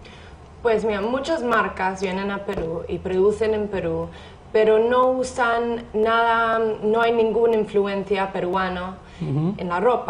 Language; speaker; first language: Spanish; non-native, fluent; English